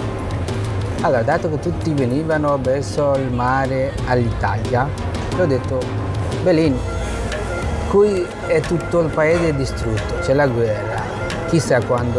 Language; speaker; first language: Italian; non-native, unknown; Bangla